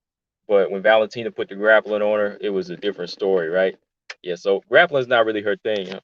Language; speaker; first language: English; native; English